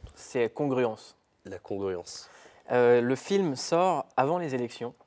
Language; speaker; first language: French; native; French